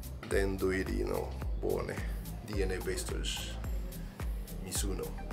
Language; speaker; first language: English; non-native, fluent; Spanish